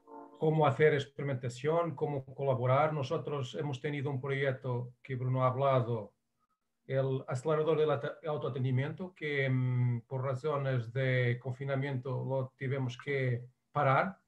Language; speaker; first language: Spanish; non-native, fluent; Portuguese